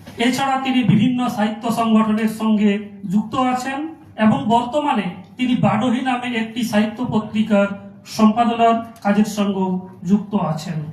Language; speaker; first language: Bangla; non-native, local second language; Santali